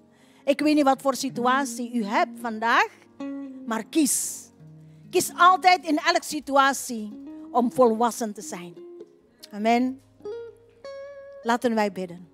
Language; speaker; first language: Dutch; non-native, fluent; Indonesian